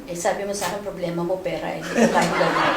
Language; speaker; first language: Filipino; native; Filipino